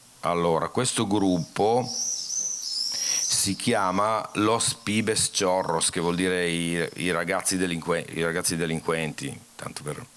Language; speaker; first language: Italian; native; Italian